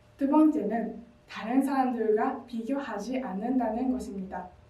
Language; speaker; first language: Korean; non-native, learner; Japanese